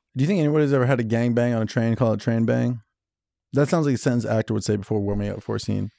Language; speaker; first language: English; native; English